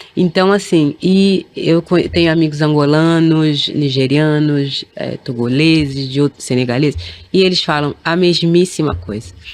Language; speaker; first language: Portuguese; early bilingual, other home language; Kabuverdianu